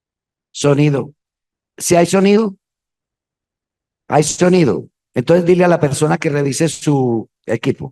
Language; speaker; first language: Spanish; native; Spanish